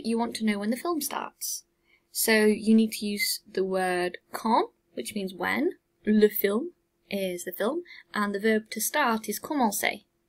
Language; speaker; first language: English; native; English